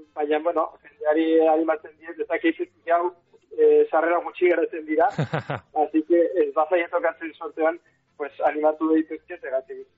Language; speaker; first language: Basque; native; Basque